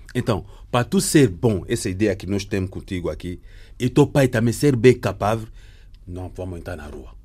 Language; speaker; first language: Portuguese; non-native, learner; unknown